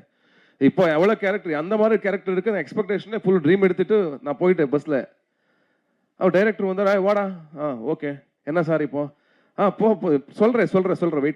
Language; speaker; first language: Tamil; non-native, learner; Kannada